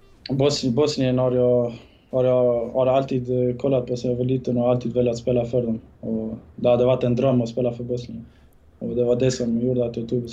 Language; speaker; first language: Swedish; early bilingual, other home language; Bosnian